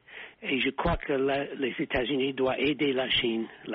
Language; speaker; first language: French; non-native, fluent; English